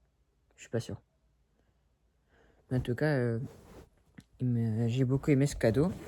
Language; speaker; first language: French; early bilingual, other home language; Spanish